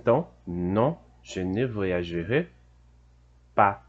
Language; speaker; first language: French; non-native, fluent; Portuguese